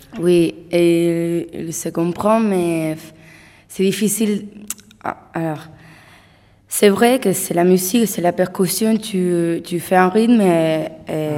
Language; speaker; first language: French; non-native, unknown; Spanish